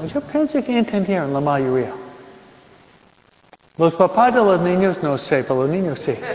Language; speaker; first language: Spanish; non-native, fluent; English